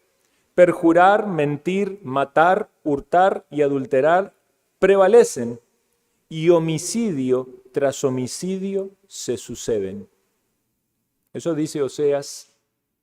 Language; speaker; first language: Spanish; native; Spanish